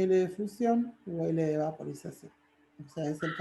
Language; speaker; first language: Spanish; native; Spanish